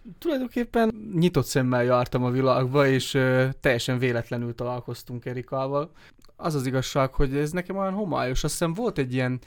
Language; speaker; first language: Hungarian; native; Hungarian